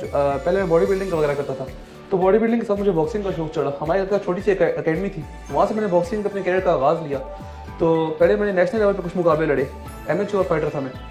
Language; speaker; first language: Urdu; non-native, local second language; Pashto